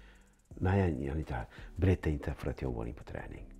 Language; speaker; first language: Swedish; non-native, learner; Persian